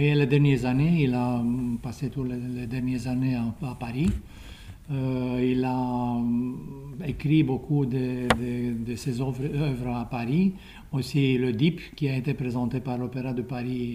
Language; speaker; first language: French; non-native, fluent; Romanian